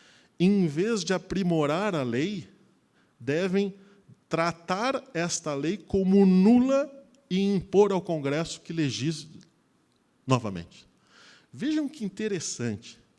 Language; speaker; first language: Portuguese; native; Portuguese